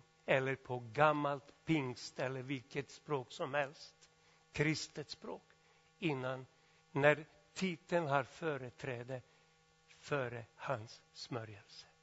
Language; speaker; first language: Swedish; non-native, fluent; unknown